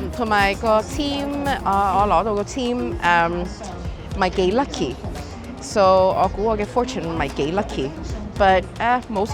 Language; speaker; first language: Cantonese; early bilingual, heritage; Cantonese